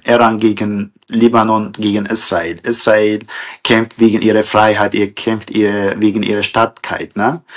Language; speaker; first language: German; non-native, learner; Kurdish